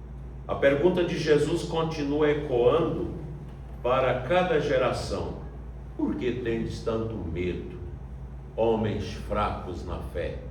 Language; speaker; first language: Portuguese; native; Portuguese